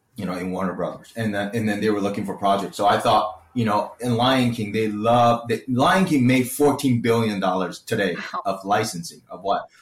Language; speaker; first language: English; early bilingual, other home language; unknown